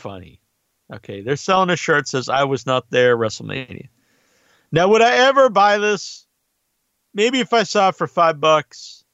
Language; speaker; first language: English; native; English